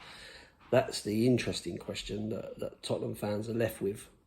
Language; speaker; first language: English; native; English